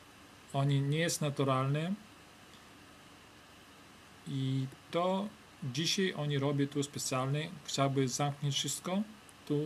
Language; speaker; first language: Polish; non-native, learner; Lithuanian